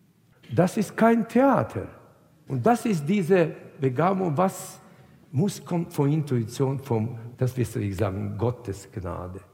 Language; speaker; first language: German; non-native, fluent; Latvian